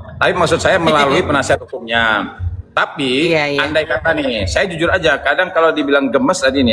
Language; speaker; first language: Indonesian; native; Indonesian